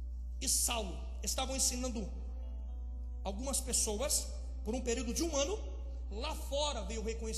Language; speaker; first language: Portuguese; native; Portuguese